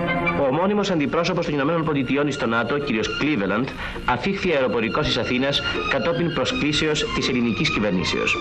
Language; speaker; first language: Greek; native; Greek